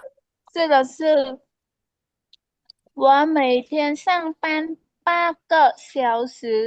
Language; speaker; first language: Chinese; non-native, learner; Khmer